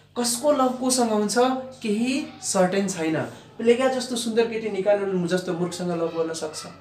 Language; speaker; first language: Nepali; non-native, local second language; Bhojpuri